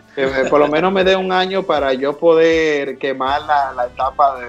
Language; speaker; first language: Spanish; native; Spanish